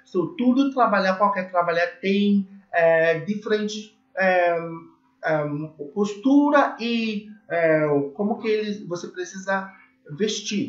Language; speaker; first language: Portuguese; non-native, learner; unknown